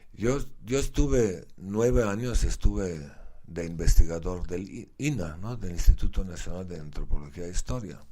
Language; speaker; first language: Spanish; non-native, fluent; Slovenian